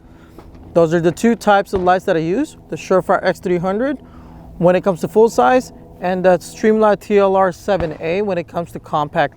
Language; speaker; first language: English; native; English